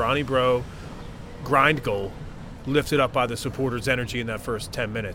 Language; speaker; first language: English; native; English